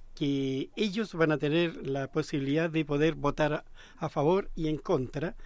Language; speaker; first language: Spanish; native; Spanish